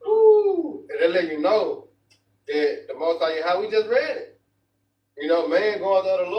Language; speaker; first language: English; native; English